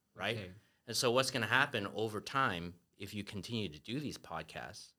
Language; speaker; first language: English; native; English